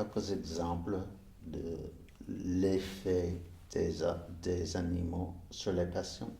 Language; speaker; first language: French; non-native, fluent; English